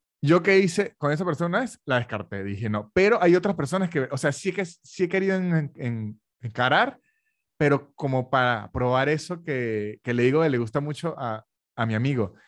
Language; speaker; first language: Spanish; native; Spanish